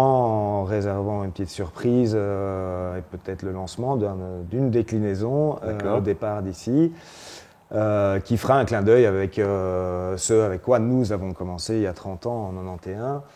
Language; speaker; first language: French; native; French